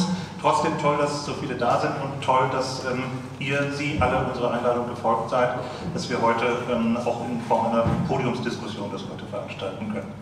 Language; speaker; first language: German; native; German